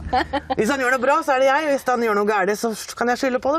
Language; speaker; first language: Norwegian; native; Norwegian